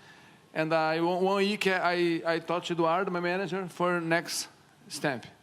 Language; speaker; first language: English; non-native, learner; Portuguese